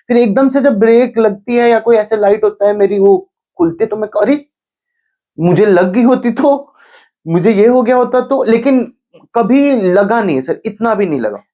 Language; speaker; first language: Hindi; native; Hindi